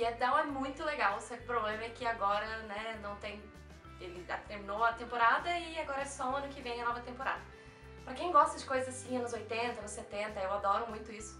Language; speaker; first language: Portuguese; native; Portuguese